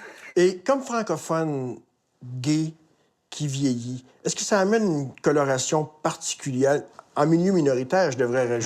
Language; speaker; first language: French; native; French